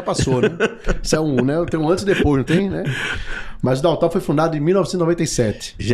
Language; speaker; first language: Portuguese; native; Portuguese